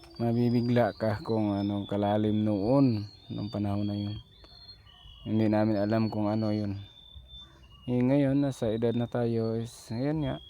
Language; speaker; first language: Filipino; non-native, local second language; Bikol